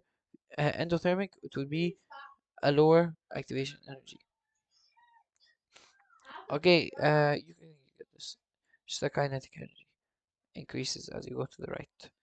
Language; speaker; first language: English; non-native, fluent; Arabic